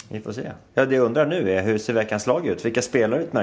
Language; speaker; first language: Swedish; native; Swedish